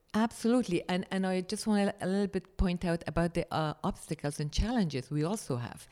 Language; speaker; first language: English; non-native, fluent; Persian